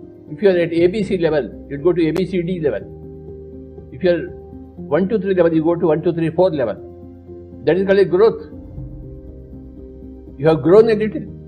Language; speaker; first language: English; non-native, local second language; Telugu